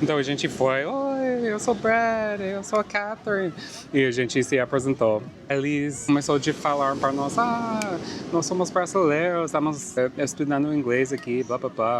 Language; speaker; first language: Portuguese; non-native, fluent; English